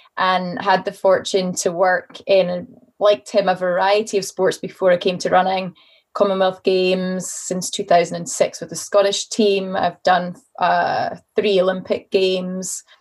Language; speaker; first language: English; native; English